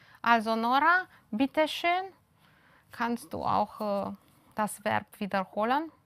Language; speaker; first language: German; non-native, fluent; Romanian